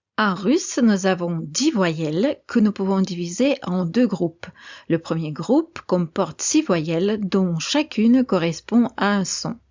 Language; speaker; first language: French; non-native, fluent; Russian